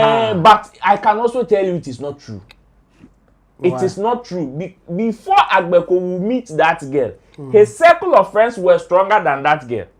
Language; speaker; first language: English; non-native, local second language; Akan